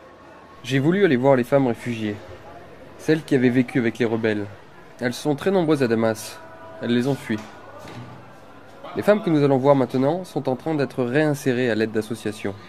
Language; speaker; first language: French; native; French